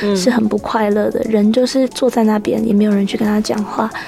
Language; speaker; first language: Chinese; native; Chinese